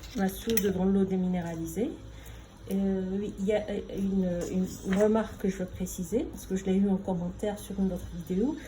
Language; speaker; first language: French; non-native, local second language; Arabic